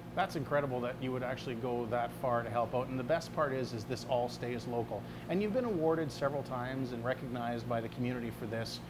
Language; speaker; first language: English; native; English